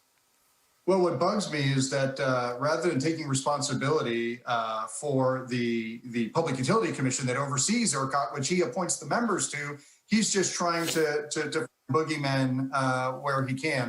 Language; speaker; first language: English; native; English